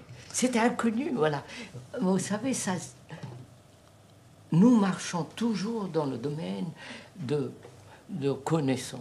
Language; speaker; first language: French; non-native, fluent; Telugu